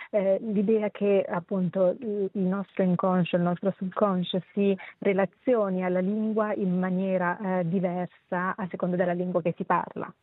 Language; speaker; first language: Italian; early bilingual, other home language; Sinhala